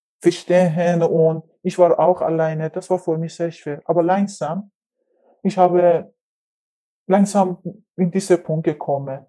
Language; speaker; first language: German; non-native, learner; Persian